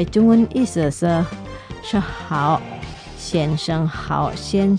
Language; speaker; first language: Chinese; non-native, fluent; Indonesian